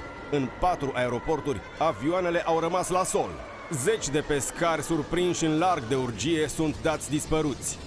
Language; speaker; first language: Romanian; native; Romanian